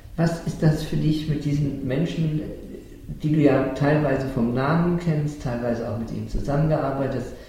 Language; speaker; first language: German; native; German